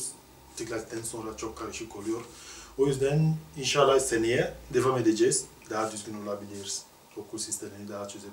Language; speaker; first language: Turkish; non-native, learner; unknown